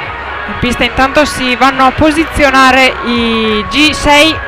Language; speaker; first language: Italian; native; Italian